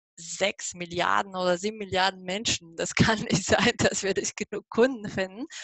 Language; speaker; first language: German; non-native, fluent; Polish